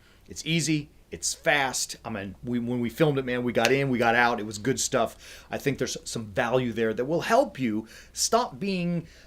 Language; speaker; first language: English; native; English